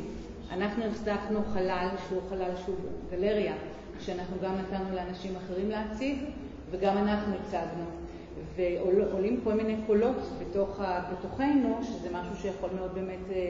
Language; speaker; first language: Hebrew; native; Hebrew